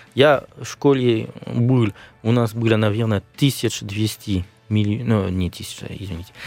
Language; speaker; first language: Russian; non-native, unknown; French